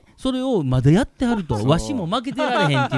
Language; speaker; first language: Japanese; native; Japanese